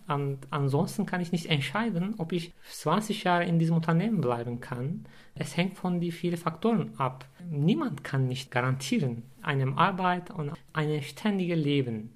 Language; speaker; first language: German; non-native, fluent; Turkish